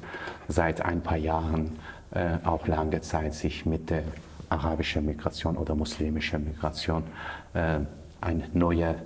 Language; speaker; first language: German; non-native, fluent; Kurdish